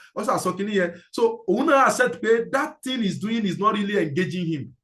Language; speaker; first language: English; non-native, local second language; Yoruba